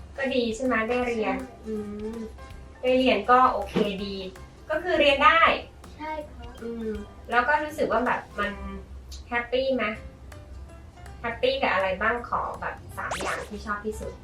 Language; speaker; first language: Thai; native; Thai